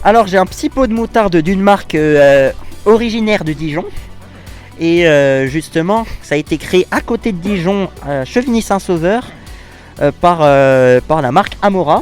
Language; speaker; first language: French; native; French